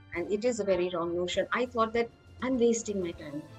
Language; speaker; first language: English; non-native, local second language; Hindi